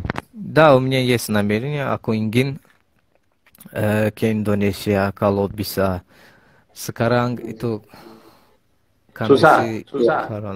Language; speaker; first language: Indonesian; non-native, learner; Azerbaijani